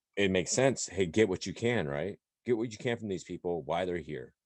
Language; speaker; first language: English; native; English